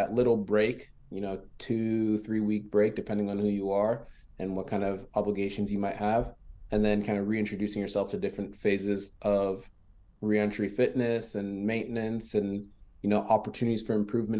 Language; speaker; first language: English; early bilingual, other home language; French